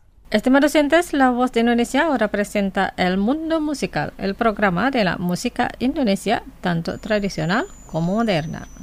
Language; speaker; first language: Spanish; non-native, fluent; Indonesian